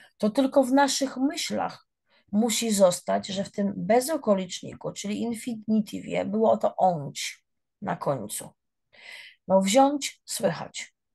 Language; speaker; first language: Polish; native; Polish